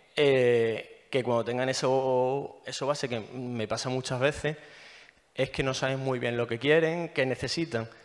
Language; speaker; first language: Spanish; native; Spanish